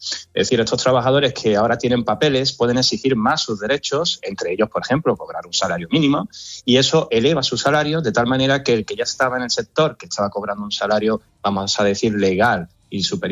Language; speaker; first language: Spanish; native; Spanish